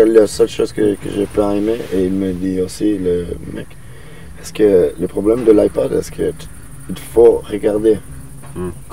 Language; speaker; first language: French; non-native, learner; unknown